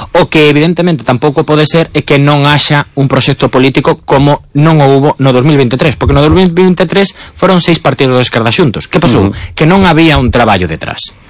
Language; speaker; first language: Galician; native; Galician